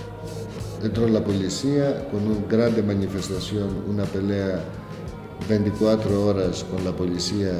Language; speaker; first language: Spanish; non-native, learner; Greek